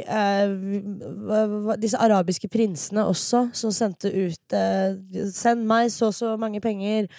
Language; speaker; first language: Norwegian; early bilingual, other home language; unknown